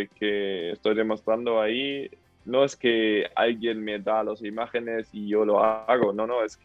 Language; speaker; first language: Spanish; non-native, fluent; German